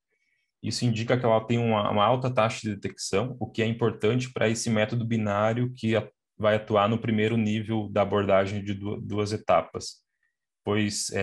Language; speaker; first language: Portuguese; native; Portuguese